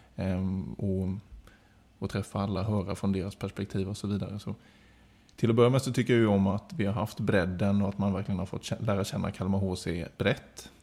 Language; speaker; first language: Swedish; native; Swedish